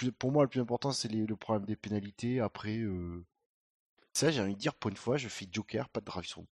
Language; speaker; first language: French; native; French